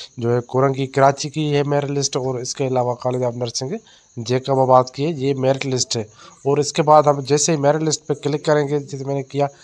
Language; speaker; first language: Urdu; non-native, local second language; Sindhi